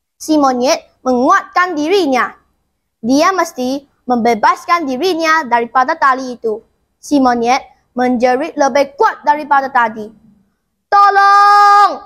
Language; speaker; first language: Malay; non-native, local second language; Chinese